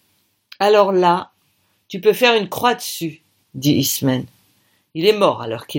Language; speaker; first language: French; native; French